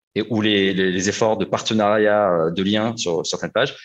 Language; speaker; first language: French; native; French